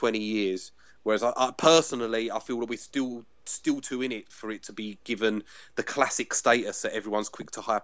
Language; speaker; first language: English; native; English